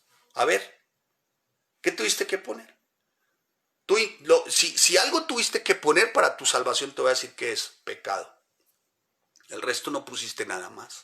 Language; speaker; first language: Spanish; native; Spanish